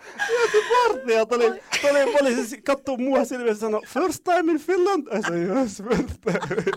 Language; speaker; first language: Finnish; non-native, fluent; Arabic